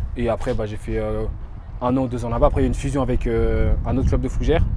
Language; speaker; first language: French; native; French